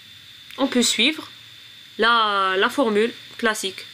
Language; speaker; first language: French; non-native, local second language; Arabic